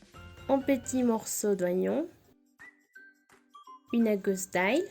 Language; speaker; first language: French; non-native, fluent; Spanish